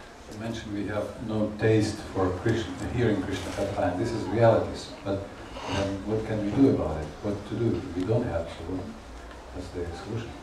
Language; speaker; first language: English; non-native, fluent; Russian